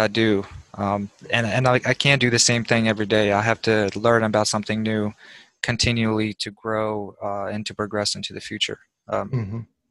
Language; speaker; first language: English; early bilingual, other home language; Russian